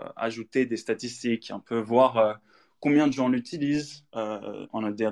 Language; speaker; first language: French; native; French